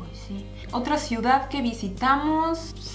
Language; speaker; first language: Spanish; native; Spanish